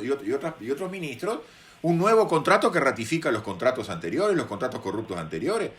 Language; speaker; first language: Spanish; native; Spanish